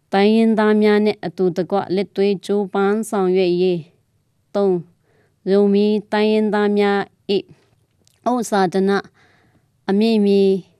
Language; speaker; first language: Burmese; non-native, local second language; Tedim Chin